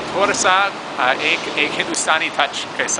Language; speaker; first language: Hindi; non-native, learner; English